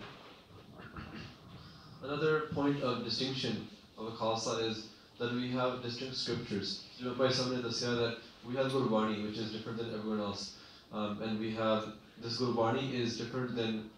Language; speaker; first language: Punjabi; early bilingual, heritage; Punjabi